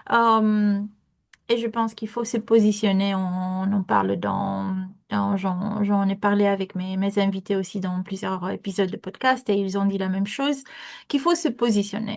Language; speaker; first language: French; non-native, fluent; Romanian